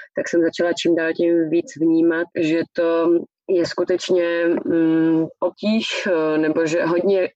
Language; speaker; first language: Czech; native; Czech